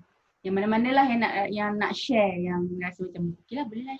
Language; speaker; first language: Malay; native; Malay